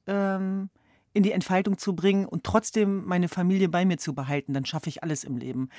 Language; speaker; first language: German; early bilingual, other home language; Kurdish